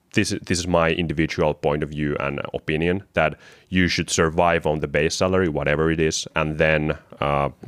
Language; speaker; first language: English; non-native, fluent; Finnish